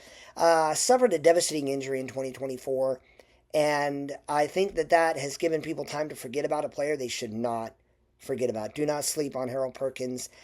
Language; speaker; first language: English; native; English